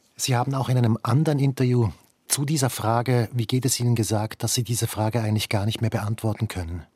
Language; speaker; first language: German; native; German